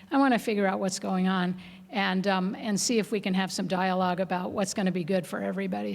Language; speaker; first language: English; native; English